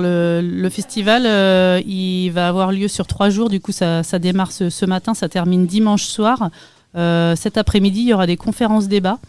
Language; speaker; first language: French; native; French